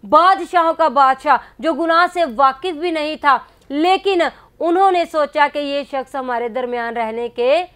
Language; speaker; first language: Urdu; non-native, local second language; Punjabi